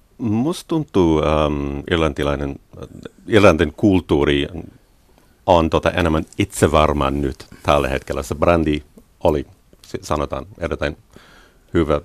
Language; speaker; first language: Finnish; non-native, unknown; English